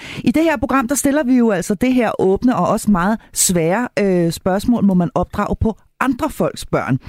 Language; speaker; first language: Danish; native; Danish